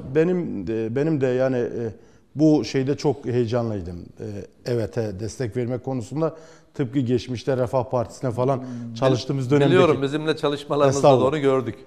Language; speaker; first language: Turkish; native; Turkish